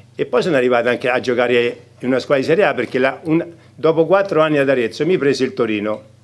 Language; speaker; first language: Italian; native; Italian